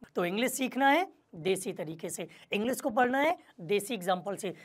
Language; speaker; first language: Hindi; native; Hindi